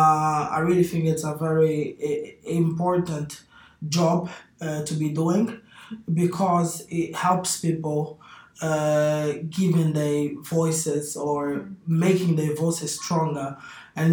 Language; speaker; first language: English; non-native, fluent; Portuguese